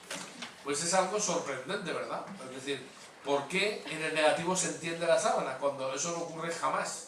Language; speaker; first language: Spanish; native; Spanish